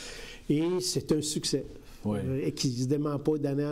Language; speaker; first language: French; native; French